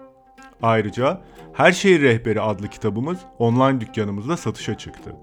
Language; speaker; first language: Turkish; native; Turkish